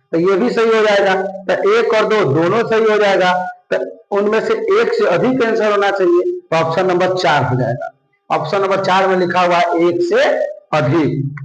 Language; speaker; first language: Hindi; non-native, local second language; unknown